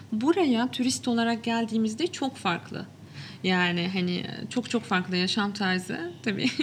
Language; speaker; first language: Turkish; early bilingual, other home language; Arabic